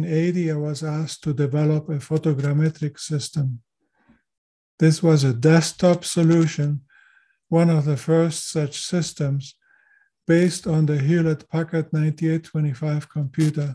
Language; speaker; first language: English; non-native, fluent; German